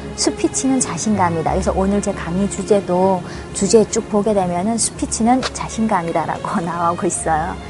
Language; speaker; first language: Korean; native; Korean